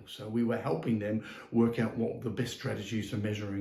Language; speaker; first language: English; native; English